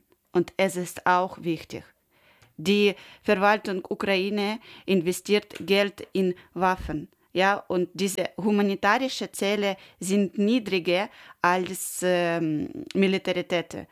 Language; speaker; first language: German; non-native, learner; Ukrainian